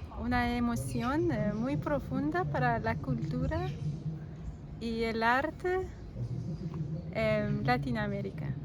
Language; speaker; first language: Spanish; non-native, learner; Persian